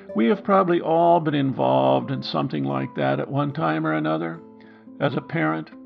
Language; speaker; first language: English; native; English